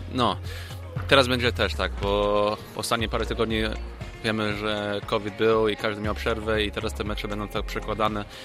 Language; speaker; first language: Polish; early bilingual, heritage; Polish